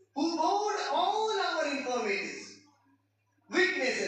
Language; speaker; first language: English; non-native, local second language; Hindi